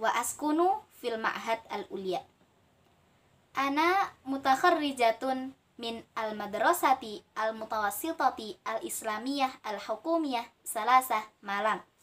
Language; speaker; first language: Arabic; non-native, learner; Indonesian